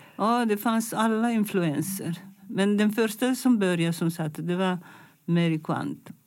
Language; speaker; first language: Swedish; non-native, fluent; Italian